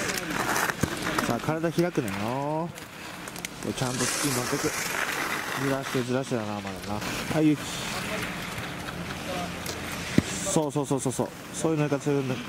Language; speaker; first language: Japanese; native; Japanese